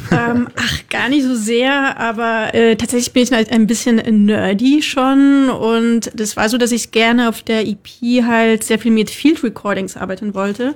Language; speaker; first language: German; native; German